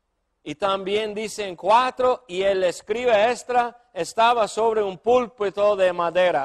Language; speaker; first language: Spanish; non-native, fluent; English